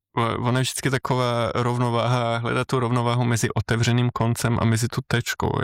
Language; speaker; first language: Czech; non-native, fluent; Slovenian